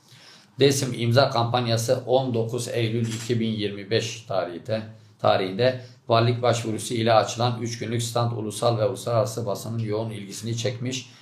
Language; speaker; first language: Turkish; native; Turkish